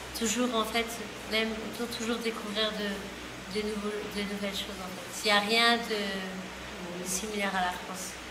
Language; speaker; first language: French; native; French